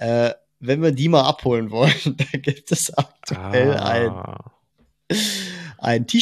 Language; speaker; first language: German; native; German